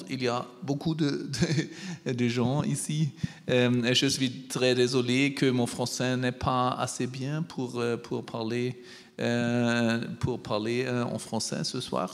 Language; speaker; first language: French; non-native, learner; German